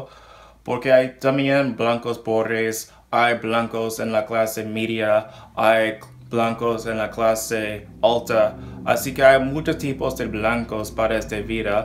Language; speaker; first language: Spanish; non-native, learner; English